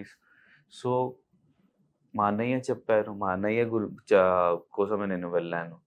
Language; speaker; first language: Telugu; non-native, local second language; Hindi